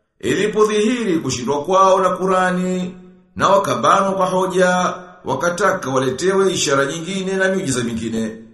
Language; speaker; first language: Swahili; native; Swahili